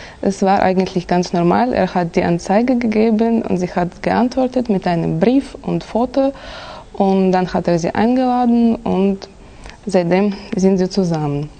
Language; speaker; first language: German; non-native, fluent; Russian